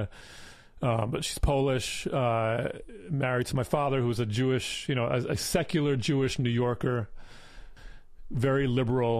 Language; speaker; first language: English; native; English